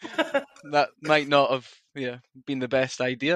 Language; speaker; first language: English; native; English